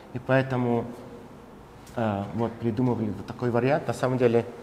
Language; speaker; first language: Russian; non-native, fluent; Spanish